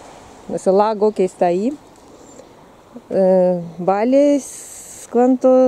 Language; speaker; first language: Spanish; non-native, learner; Russian